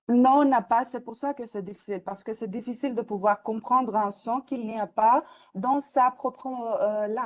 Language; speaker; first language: French; non-native, fluent; Greek